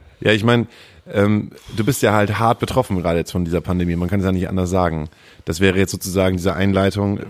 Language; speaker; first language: German; native; German